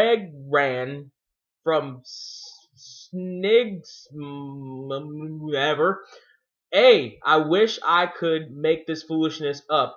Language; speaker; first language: English; native; English